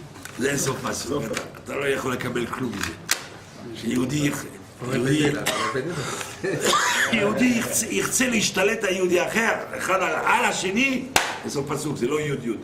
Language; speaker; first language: Hebrew; non-native, fluent; French